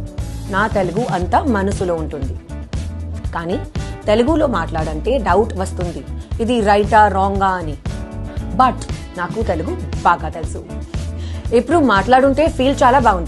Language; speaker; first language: Telugu; non-native, fluent; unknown